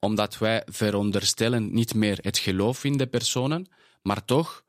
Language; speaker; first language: Dutch; non-native, fluent; Spanish